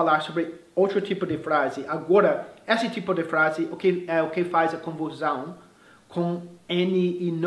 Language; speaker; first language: Portuguese; non-native, fluent; English